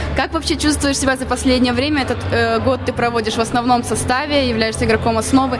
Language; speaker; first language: Russian; native; Russian